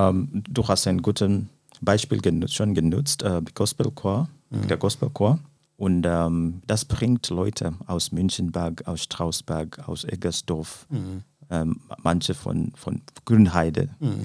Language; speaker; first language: German; non-native, fluent; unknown